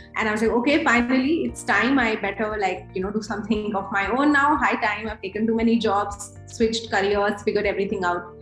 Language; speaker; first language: English; non-native, local second language; Hindi